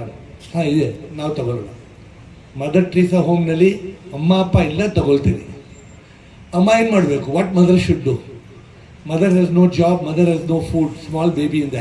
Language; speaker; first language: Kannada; non-native, local second language; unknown